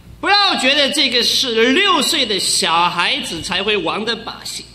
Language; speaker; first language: Chinese; native; Chinese